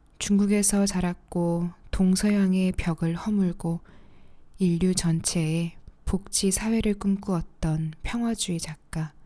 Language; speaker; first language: Korean; native; Korean